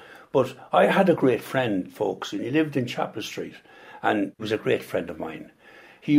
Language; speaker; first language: English; native; English